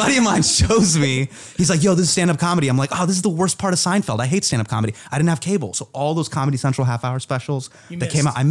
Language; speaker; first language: English; native; English